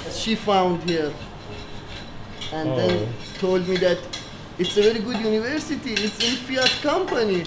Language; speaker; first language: English; non-native, fluent; Persian